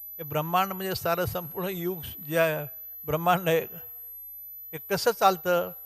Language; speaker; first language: Marathi; native; Marathi